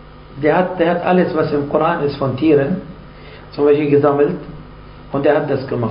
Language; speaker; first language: German; non-native, fluent; Arabic